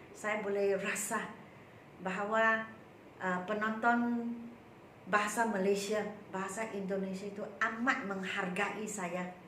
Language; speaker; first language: Malay; non-native, local second language; Chinese